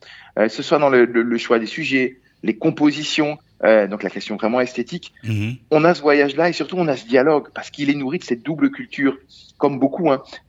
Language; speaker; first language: French; native; French